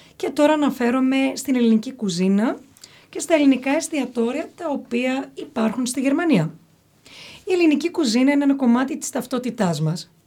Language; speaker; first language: Greek; early bilingual, heritage; Greek